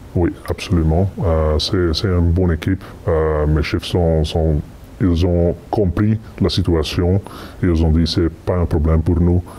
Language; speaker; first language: French; non-native, fluent; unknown